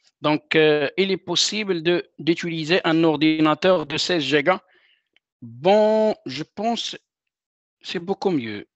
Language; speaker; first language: French; non-native, local second language; Arabic